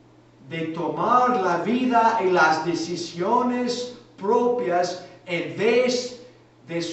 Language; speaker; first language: Spanish; native; Spanish